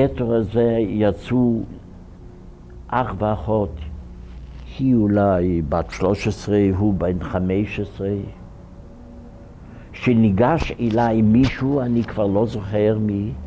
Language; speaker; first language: Hebrew; non-native, fluent; Ukrainian